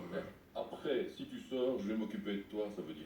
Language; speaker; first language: French; native; French